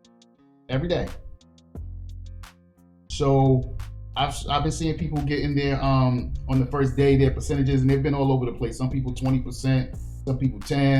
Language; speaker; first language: English; native; English